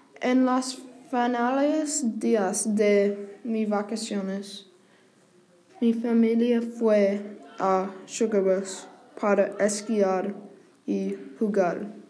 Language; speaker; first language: Spanish; non-native, learner; English